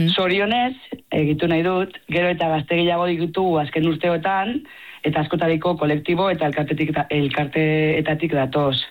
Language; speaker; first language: Basque; non-native, local second language; Spanish